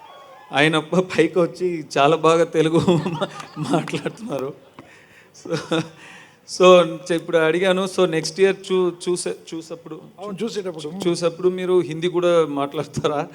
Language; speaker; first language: Telugu; non-native, learner; Tamil